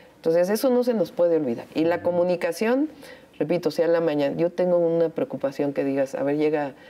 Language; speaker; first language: Spanish; native; Spanish